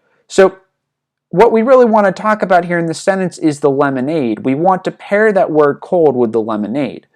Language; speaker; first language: English; native; English